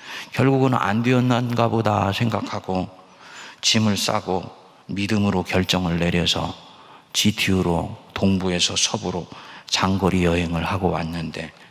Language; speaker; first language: Korean; native; Korean